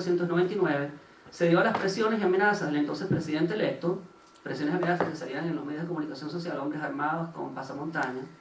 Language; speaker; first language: Spanish; native; Spanish